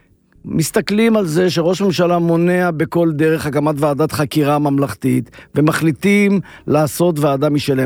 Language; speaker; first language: Hebrew; native; Hebrew